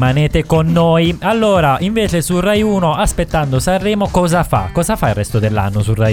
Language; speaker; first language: Italian; native; Italian